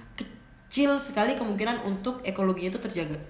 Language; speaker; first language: Indonesian; native; Indonesian